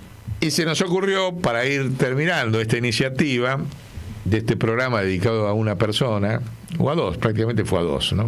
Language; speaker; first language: Spanish; native; Spanish